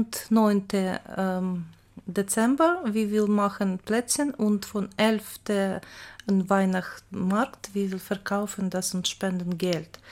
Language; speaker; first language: German; non-native, learner; Ukrainian